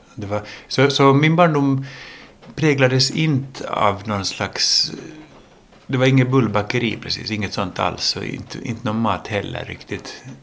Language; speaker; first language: Swedish; early bilingual, other home language; English